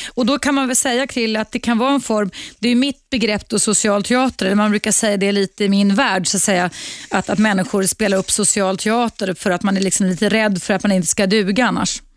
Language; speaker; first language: Swedish; native; Swedish